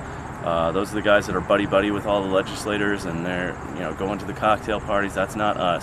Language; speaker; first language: English; native; English